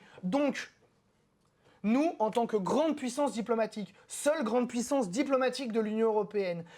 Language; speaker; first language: French; native; French